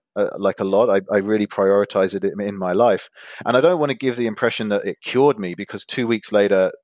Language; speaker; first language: English; native; English